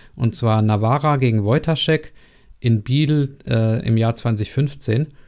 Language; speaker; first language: German; native; German